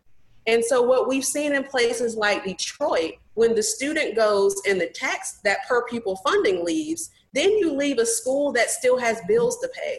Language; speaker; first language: English; native; English